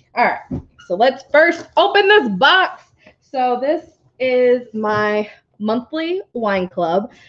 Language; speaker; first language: English; native; English